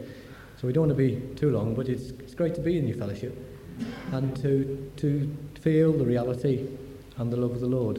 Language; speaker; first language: English; native; English